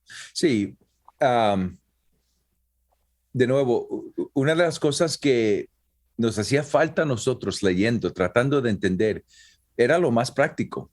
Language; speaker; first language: Spanish; early bilingual, heritage; Spanish